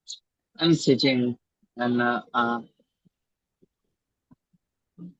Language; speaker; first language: English; non-native, learner; Bangla